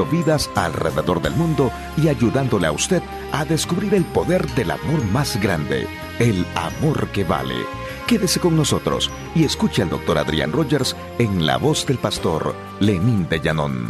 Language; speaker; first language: Spanish; native; Spanish